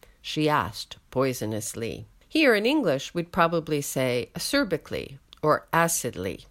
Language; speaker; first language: English; native; English